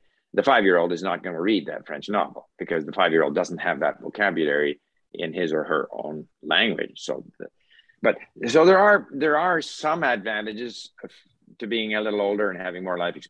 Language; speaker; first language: English; early bilingual, other home language; Swedish